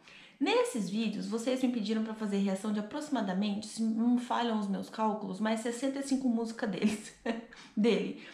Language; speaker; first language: Portuguese; native; Portuguese